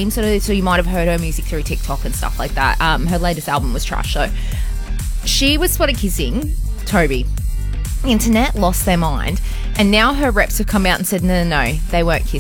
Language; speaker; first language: English; native; English